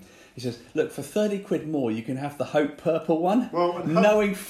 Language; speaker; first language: English; native; English